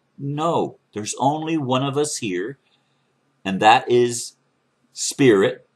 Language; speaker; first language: English; native; English